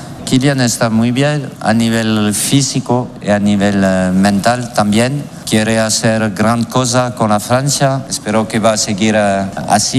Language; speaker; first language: Spanish; non-native, fluent; French